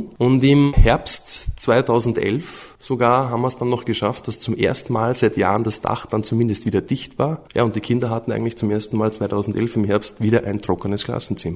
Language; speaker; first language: German; native; German